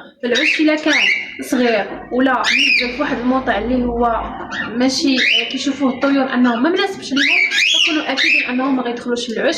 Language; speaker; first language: Arabic; native; Arabic